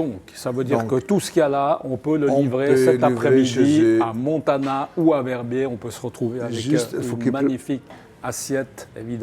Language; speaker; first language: French; native; French